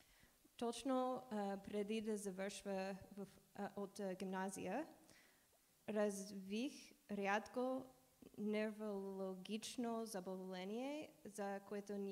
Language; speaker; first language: Bulgarian; non-native, learner; English